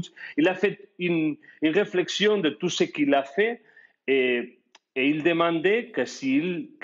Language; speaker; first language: French; non-native, fluent; Spanish